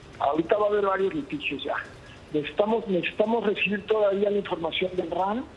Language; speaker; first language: Spanish; native; Spanish